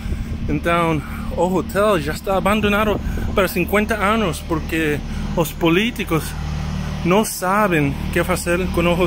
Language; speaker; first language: Portuguese; non-native, learner; English